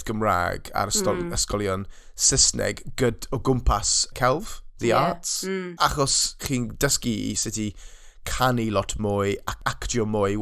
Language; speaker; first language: Welsh; non-native, local second language; English